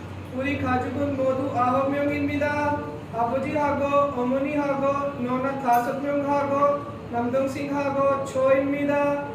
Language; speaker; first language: Korean; non-native, learner; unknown